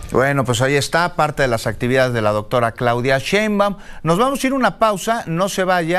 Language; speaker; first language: Spanish; native; Spanish